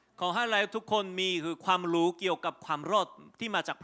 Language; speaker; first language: Thai; non-native, fluent; Korean